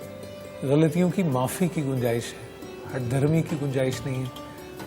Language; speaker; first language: Urdu; native; Urdu